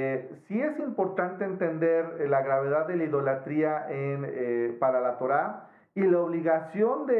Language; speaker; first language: Spanish; native; Spanish